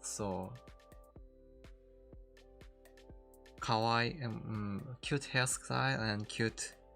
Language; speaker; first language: English; non-native, learner; Korean